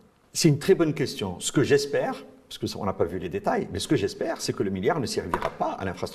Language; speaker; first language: French; non-native, local second language; Arabic